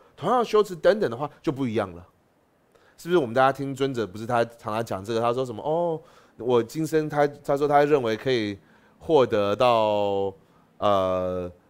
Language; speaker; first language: Chinese; native; Chinese